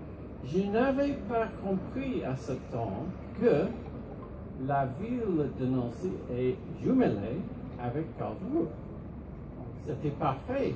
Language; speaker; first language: French; non-native, learner; English